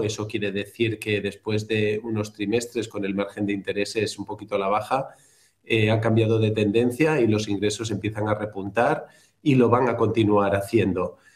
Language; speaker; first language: Spanish; native; Spanish